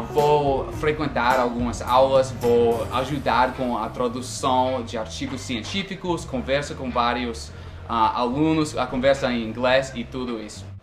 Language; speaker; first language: Portuguese; non-native, fluent; English